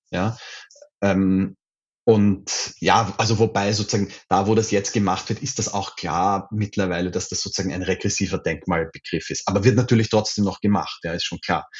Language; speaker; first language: German; native; German